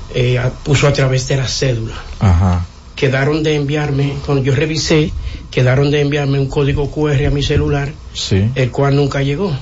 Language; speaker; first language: Spanish; native; Spanish